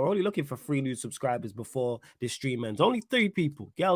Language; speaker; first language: English; native; English